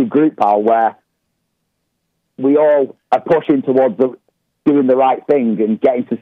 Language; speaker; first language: English; native; English